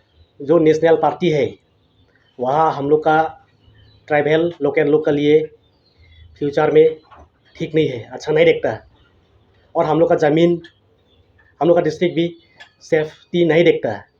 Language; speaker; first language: Hindi; non-native, local second language; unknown